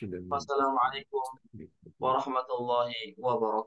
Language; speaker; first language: Arabic; non-native, fluent; Indonesian